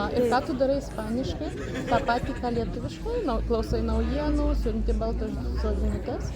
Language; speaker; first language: Lithuanian; native; Lithuanian